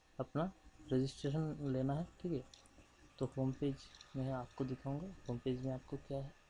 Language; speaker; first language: Hindi; non-native, local second language; Bangla